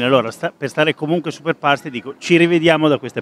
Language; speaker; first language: Italian; native; Italian